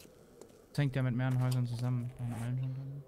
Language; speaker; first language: German; native; German